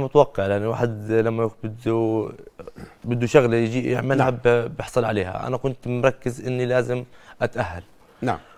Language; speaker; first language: Arabic; native; Arabic